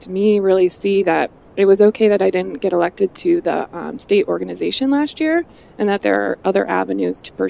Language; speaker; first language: English; native; English